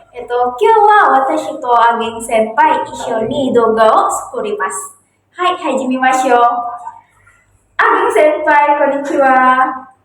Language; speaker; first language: Japanese; non-native, learner; Indonesian